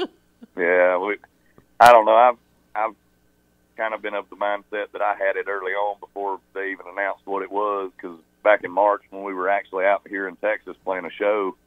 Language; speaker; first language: English; native; English